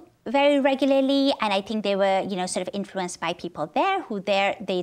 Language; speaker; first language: English; non-native, local second language; Urdu